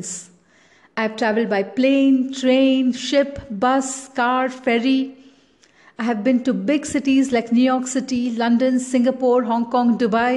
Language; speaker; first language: English; non-native, local second language; Tamil